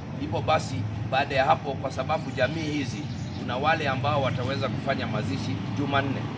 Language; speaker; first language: Swahili; non-native, local second language; Kikuyu